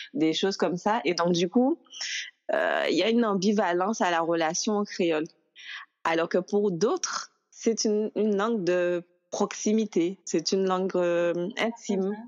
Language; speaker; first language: French; native; French